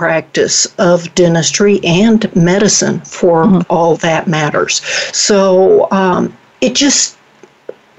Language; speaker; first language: English; native; English